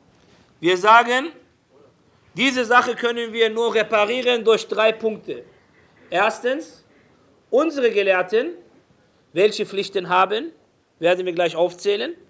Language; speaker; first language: German; non-native, fluent; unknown